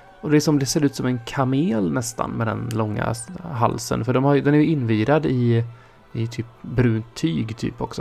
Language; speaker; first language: Swedish; native; Swedish